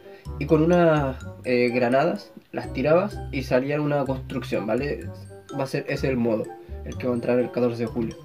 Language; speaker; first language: Spanish; native; Spanish